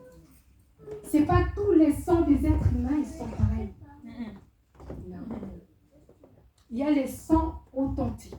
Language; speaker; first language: French; non-native, local second language; Lingala